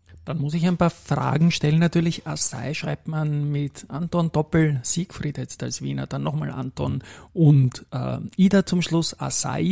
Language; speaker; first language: German; native; German